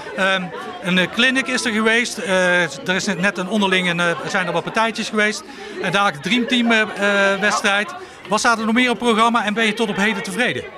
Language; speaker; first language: Dutch; native; Dutch